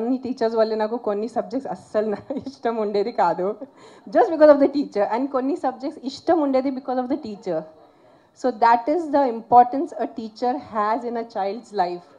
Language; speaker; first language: Telugu; non-native, local second language; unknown